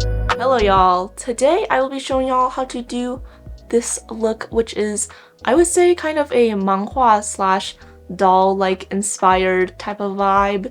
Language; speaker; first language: English; native; English